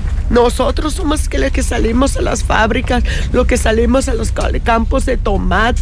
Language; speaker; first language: Spanish; early bilingual, heritage; Spanish